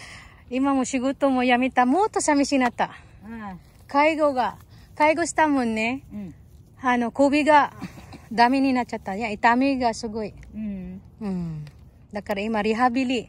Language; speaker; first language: Japanese; non-native, learner; Filipino